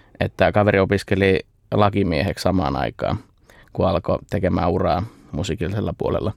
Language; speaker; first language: Finnish; native; Finnish